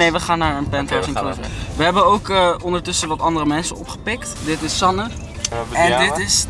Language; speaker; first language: Dutch; native; Dutch